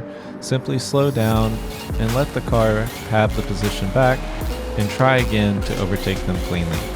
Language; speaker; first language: English; native; English